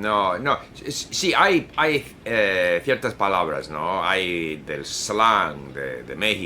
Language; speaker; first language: Spanish; non-native, fluent; Swedish